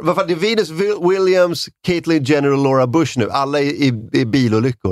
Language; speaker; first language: Swedish; native; Swedish